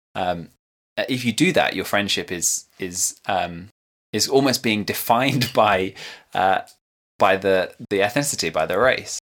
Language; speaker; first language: English; native; English